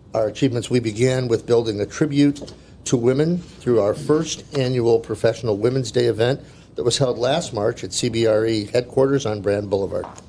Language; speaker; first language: English; native; English